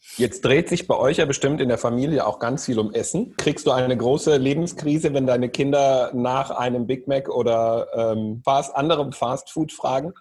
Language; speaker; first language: German; native; German